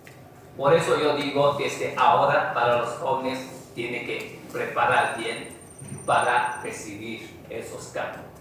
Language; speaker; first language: Spanish; non-native, fluent; Chinese